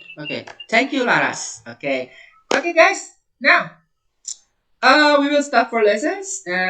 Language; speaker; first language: English; non-native, learner; Indonesian